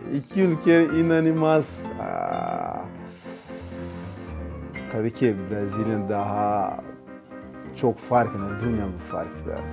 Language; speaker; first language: Turkish; non-native, learner; Portuguese